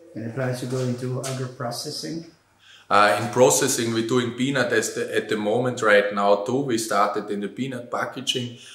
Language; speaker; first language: English; non-native, fluent; German